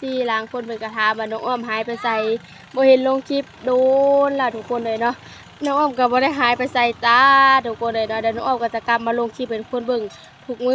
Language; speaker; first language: Thai; non-native, local second language; Lao